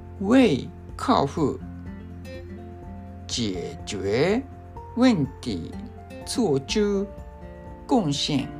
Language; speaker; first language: Chinese; non-native, fluent; Japanese